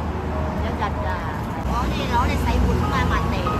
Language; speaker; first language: Cantonese; non-native, learner; Thai